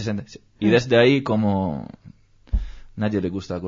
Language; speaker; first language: Spanish; non-native, learner; Hebrew